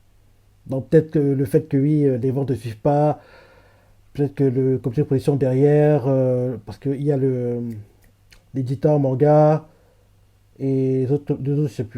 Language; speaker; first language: French; native; French